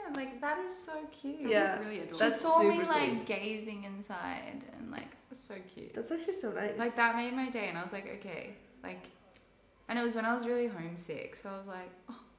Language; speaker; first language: English; native; English